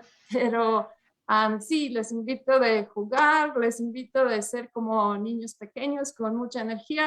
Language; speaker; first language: Spanish; early bilingual, heritage; English